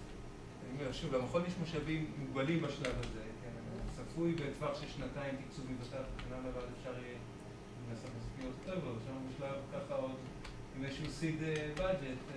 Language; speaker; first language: Hebrew; native; Hebrew